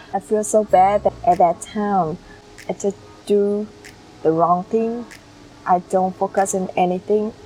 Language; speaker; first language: English; non-native, learner; Vietnamese